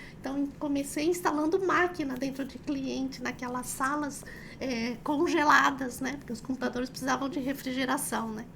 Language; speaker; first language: Portuguese; early bilingual, other home language; Chinese